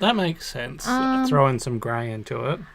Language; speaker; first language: English; native; English